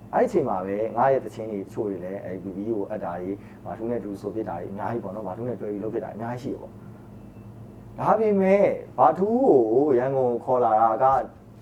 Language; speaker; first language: Burmese; native; Burmese